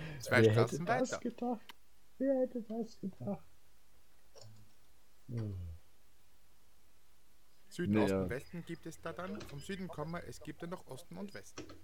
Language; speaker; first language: German; native; German